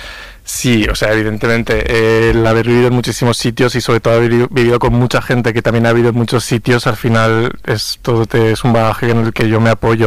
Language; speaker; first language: Spanish; native; Spanish